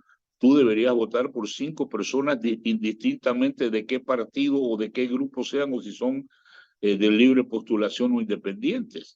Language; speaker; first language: Spanish; native; Spanish